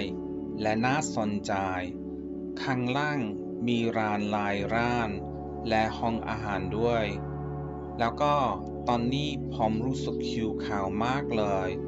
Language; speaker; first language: Thai; non-native, learner; English